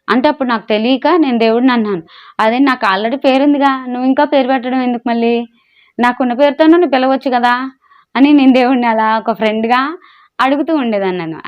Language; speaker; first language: Telugu; non-native, local second language; Urdu